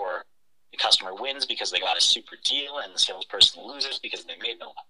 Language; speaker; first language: English; native; English